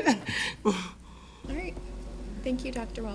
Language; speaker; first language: English; native; English